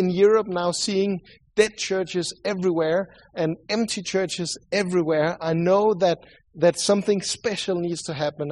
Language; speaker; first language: English; non-native, fluent; Swedish